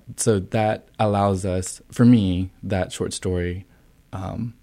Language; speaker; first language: English; native; English